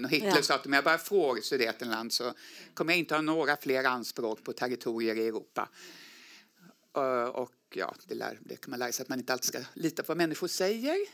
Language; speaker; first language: Swedish; native; Swedish